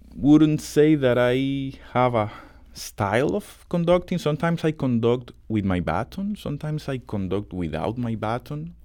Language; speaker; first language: English; non-native, fluent; Spanish